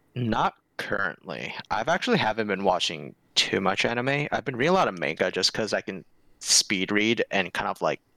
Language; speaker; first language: English; early bilingual, other home language; Korean